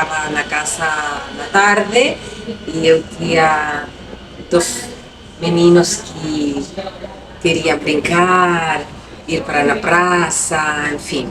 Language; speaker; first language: Portuguese; non-native, local second language; Spanish